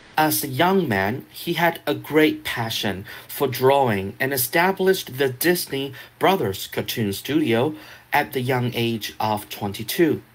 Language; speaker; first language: English; non-native, fluent; Chinese